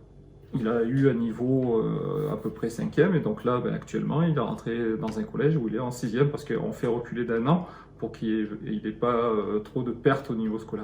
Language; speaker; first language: French; native; French